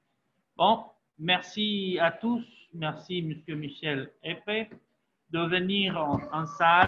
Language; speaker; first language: French; non-native, fluent; Spanish